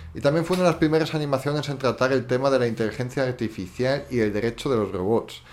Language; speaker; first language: Spanish; early bilingual, other home language; German